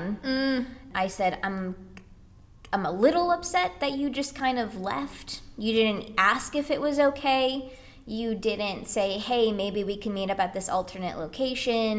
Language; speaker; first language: English; native; English